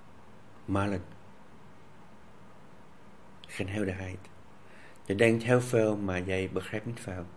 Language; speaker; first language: Dutch; non-native, fluent; Vietnamese